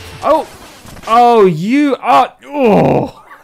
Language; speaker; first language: English; native; English